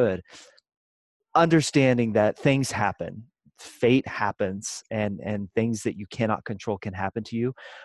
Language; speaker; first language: English; native; English